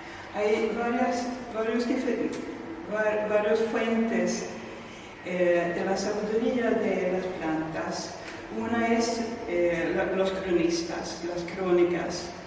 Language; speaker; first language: Spanish; non-native, fluent; Swedish